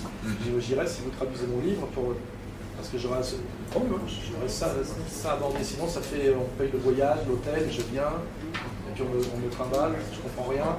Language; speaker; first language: French; native; French